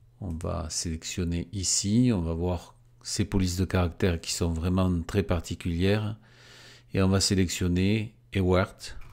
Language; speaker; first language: French; native; French